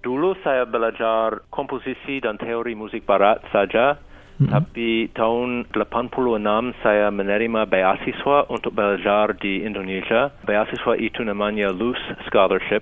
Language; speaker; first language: Indonesian; non-native, fluent; English